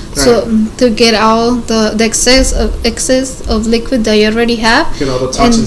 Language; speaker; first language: English; non-native, learner; Spanish